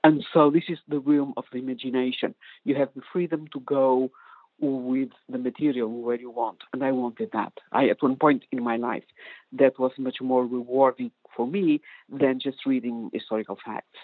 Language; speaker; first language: English; non-native, fluent; Portuguese